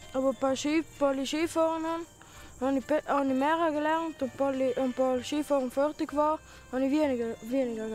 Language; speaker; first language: German; non-native, local second language; Italian